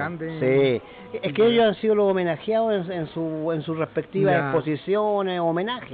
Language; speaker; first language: Spanish; native; Spanish